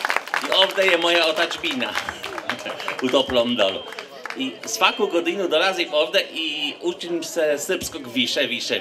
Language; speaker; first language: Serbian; non-native, learner; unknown